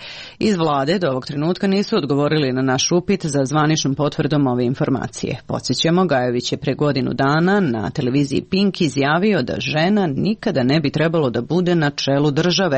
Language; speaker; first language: Serbian; native; Serbian